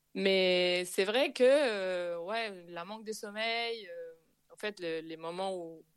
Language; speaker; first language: French; non-native, fluent; Spanish